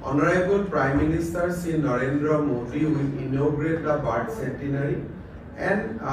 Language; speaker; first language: English; non-native, local second language; Assamese